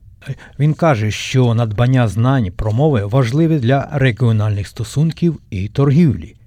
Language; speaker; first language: Ukrainian; native; Ukrainian